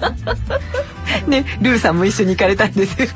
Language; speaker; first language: Japanese; native; Japanese